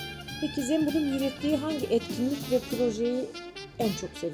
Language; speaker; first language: Turkish; native; Turkish